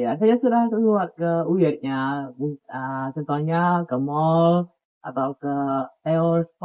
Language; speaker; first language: Indonesian; non-native, learner; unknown